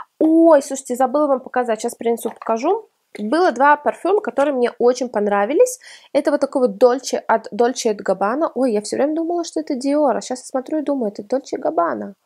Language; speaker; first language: Russian; early bilingual, heritage; Russian